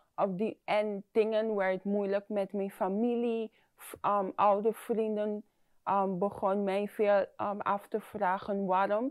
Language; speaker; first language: Dutch; non-native, fluent; English